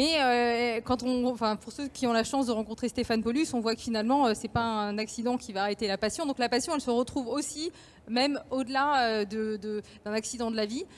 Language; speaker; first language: French; native; French